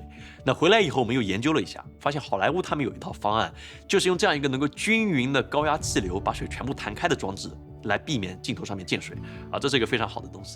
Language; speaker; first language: Chinese; native; Chinese